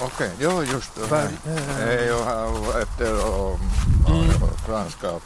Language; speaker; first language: Swedish; non-native, learner; Finnish